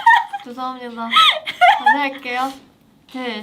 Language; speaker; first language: Korean; native; Korean